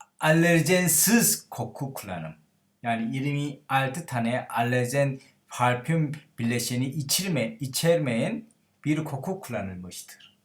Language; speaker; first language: Turkish; non-native, learner; Korean